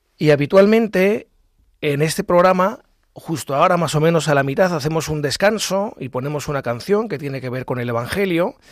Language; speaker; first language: Spanish; native; Spanish